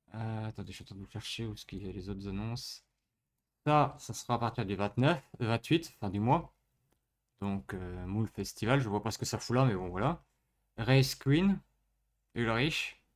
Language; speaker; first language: French; native; French